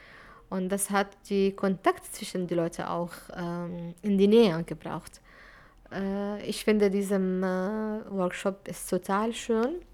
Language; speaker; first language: German; non-native, fluent; Arabic